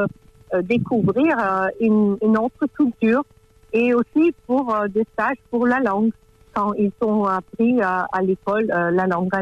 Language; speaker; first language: French; non-native, fluent; German